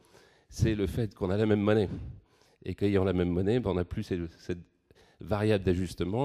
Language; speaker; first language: French; native; French